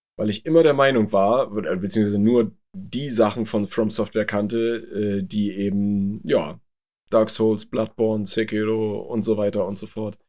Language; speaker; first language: German; native; German